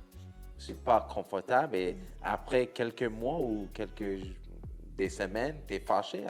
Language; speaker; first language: French; non-native, local second language; English